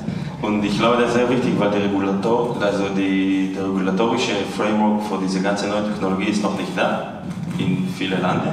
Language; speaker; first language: German; non-native, fluent; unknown